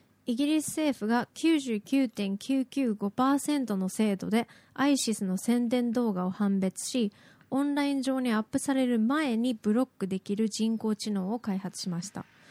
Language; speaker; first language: Japanese; native; Japanese